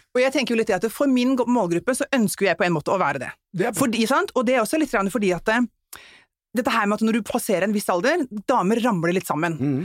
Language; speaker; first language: Norwegian; native; Norwegian